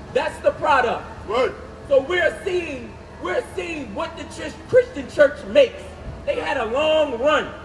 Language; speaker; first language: English; native; English